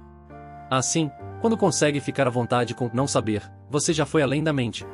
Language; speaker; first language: Portuguese; native; Portuguese